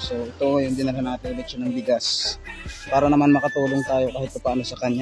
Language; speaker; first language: Filipino; non-native, local second language; Cebuano